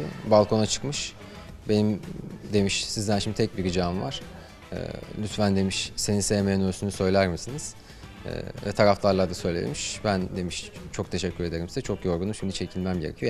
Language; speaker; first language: Turkish; native; Turkish